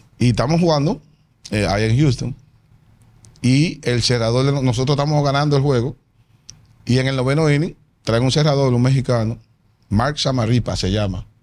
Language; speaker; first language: Spanish; native; Spanish